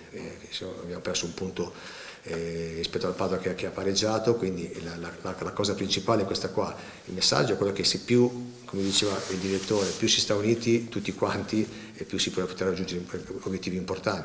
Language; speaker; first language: Italian; native; Italian